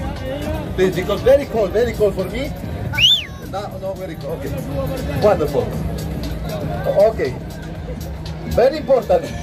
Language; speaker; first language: English; non-native, learner; Spanish